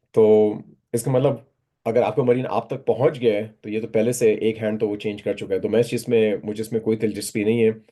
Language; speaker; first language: Urdu; native; Urdu